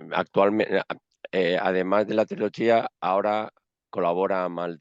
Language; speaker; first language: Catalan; non-native, local second language; Spanish